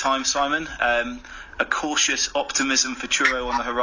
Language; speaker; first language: English; native; English